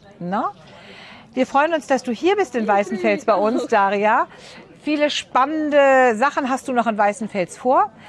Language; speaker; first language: German; native; German